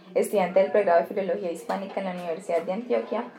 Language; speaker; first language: Spanish; native; Spanish